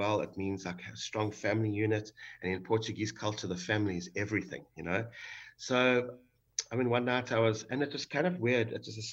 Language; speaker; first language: English; native; English